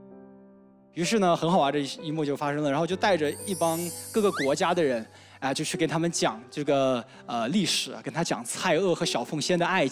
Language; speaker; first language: Chinese; native; Chinese